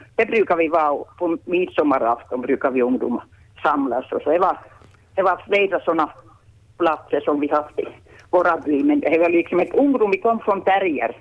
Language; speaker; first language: Swedish; native; Swedish